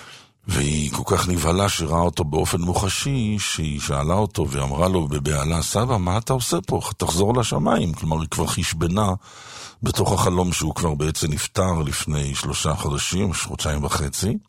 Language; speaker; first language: Hebrew; native; Hebrew